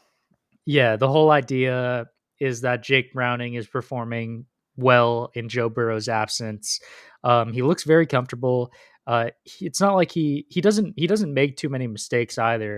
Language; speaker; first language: English; native; English